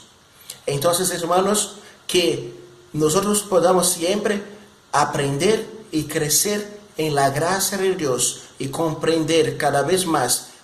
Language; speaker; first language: Spanish; non-native, fluent; Portuguese